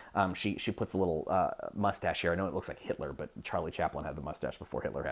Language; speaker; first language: English; native; English